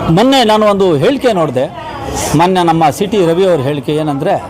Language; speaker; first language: Kannada; non-native, local second language; Urdu